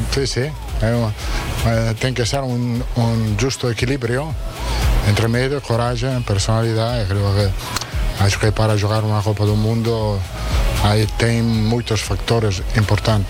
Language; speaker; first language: Portuguese; non-native, fluent; Italian